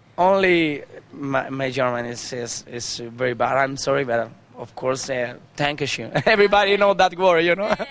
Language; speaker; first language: English; non-native, learner; Spanish